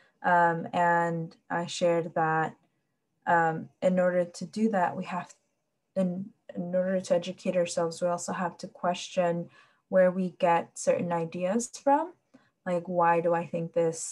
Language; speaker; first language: English; early bilingual, other home language; Spanish